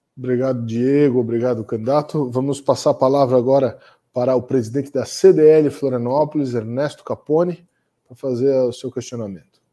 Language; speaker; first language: Portuguese; native; Portuguese